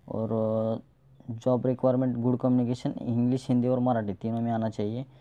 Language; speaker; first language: Hindi; non-native, local second language; Marathi